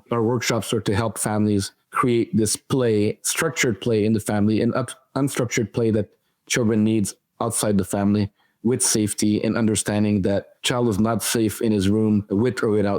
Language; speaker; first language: English; non-native, fluent; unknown